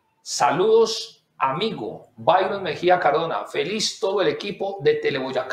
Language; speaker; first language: Spanish; native; Spanish